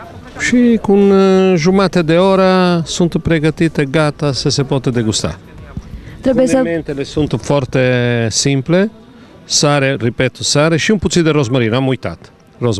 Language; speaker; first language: Romanian; non-native, learner; Italian